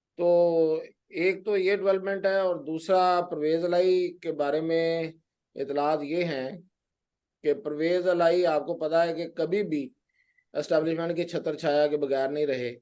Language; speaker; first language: Urdu; non-native, local second language; Punjabi